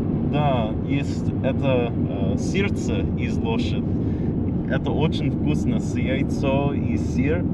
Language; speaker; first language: Russian; non-native, learner; English